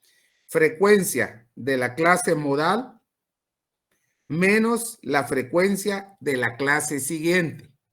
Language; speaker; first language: Spanish; native; Spanish